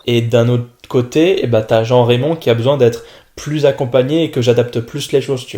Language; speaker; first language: French; native; French